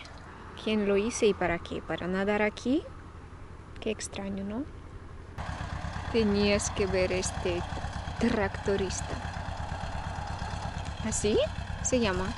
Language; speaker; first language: Spanish; non-native, fluent; Russian